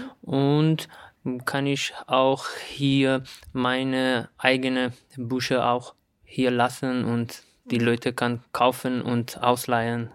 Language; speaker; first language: German; non-native, learner; Persian